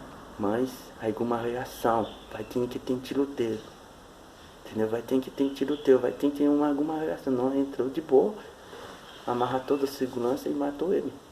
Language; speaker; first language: Portuguese; non-native, fluent; Haitian Creole